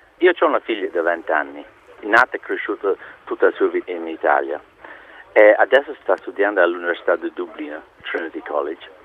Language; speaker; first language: Italian; non-native, fluent; English